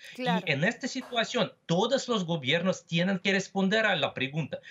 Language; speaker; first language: Spanish; non-native, fluent; Russian